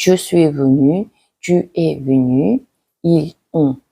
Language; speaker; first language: French; non-native, fluent; Mongolian